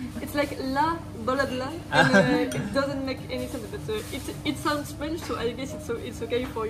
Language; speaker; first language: English; non-native, learner; French